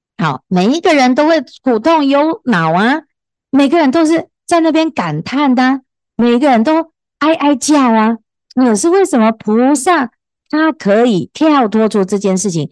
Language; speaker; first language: Chinese; native; Chinese